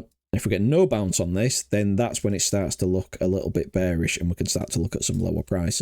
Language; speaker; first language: English; native; English